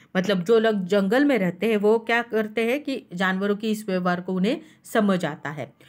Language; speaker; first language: Hindi; non-native, local second language; Marathi